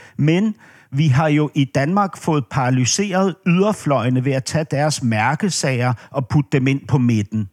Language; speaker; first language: Danish; native; Danish